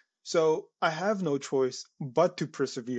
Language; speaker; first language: English; non-native, local second language; Punjabi